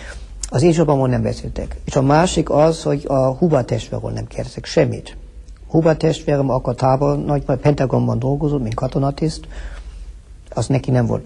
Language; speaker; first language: Hungarian; early bilingual, heritage; Hungarian